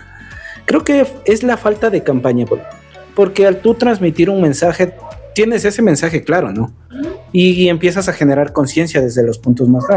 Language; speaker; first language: Spanish; native; Spanish